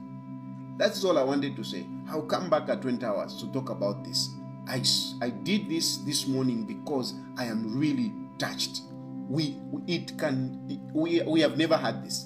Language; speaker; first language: English; non-native, local second language; Bemba